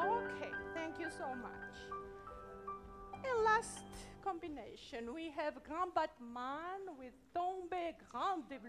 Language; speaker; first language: English; non-native, learner; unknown